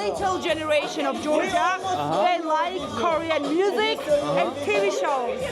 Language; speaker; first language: English; non-native, learner; Georgian